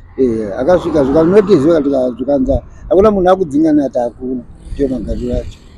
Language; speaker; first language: Shona; early bilingual, other home language; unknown